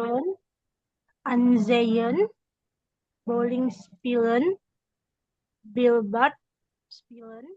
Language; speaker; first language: German; non-native, learner; Indonesian